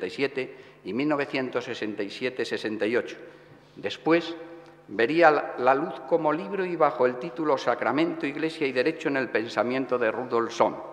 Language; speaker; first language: Spanish; native; Spanish